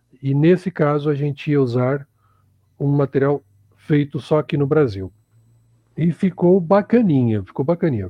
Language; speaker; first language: Portuguese; native; Portuguese